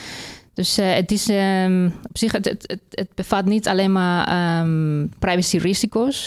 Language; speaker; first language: Dutch; non-native, fluent; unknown